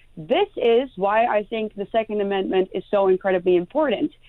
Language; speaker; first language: English; non-native, fluent; Dutch